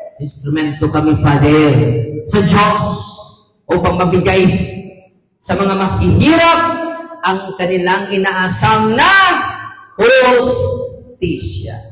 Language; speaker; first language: Filipino; non-native, local second language; Cebuano